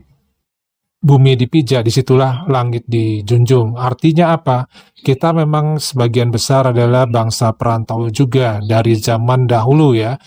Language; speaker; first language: Indonesian; native; Indonesian